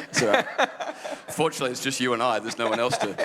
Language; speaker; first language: English; native; English